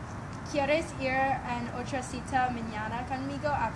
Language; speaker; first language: Spanish; non-native, learner; English